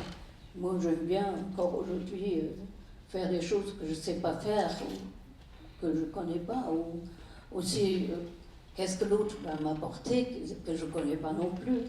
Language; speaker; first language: French; non-native, fluent; German